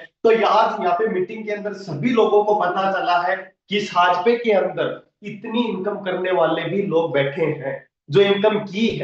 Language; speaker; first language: Hindi; native; Hindi